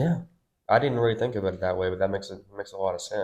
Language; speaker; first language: English; native; English